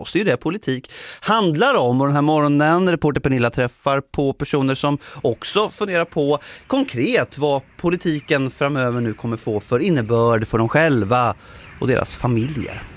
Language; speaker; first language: Swedish; native; Swedish